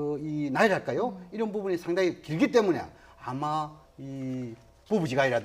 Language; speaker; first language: Korean; native; Korean